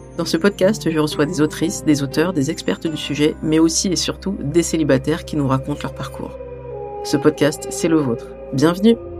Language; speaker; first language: French; native; French